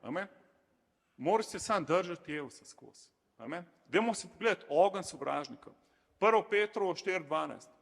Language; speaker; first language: Slovenian; native; Slovenian